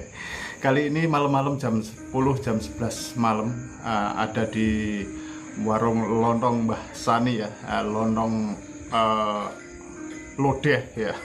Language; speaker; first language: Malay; non-native, local second language; Javanese